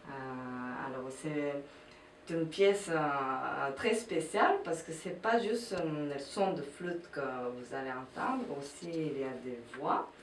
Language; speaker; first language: French; non-native, fluent; Japanese